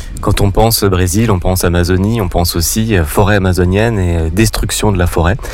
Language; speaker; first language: French; native; French